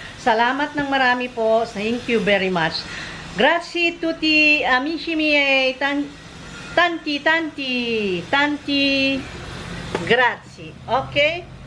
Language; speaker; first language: Italian; non-native, fluent; Filipino